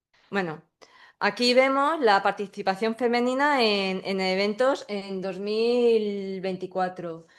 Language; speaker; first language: Spanish; native; Spanish